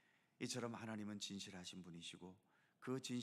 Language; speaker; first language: Korean; native; Korean